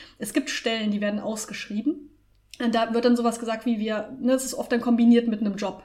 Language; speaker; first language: German; native; German